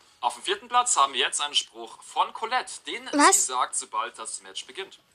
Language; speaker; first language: German; native; German